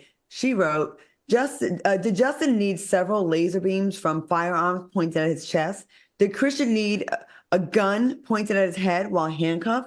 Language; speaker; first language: English; native; English